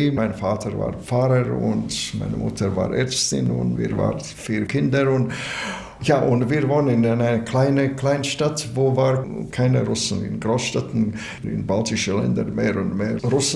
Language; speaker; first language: German; non-native, learner; Latvian